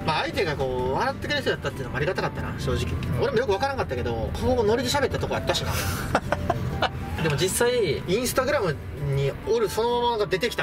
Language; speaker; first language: Japanese; native; Japanese